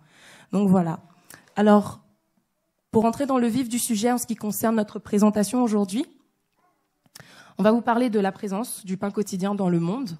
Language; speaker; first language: French; native; French